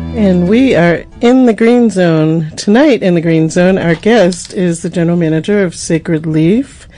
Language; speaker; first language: English; native; English